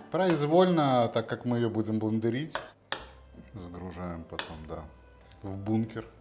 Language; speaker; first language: Russian; native; Russian